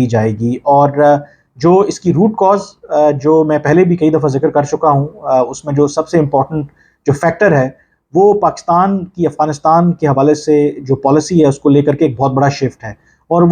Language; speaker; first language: Urdu; native; Urdu